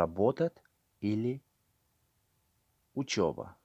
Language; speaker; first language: Russian; non-native, learner; Tajik